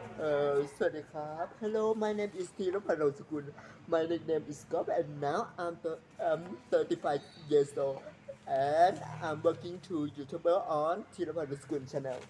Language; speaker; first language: English; non-native, learner; Thai